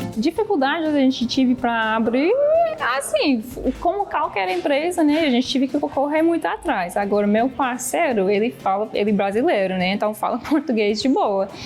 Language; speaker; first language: Portuguese; non-native, fluent; English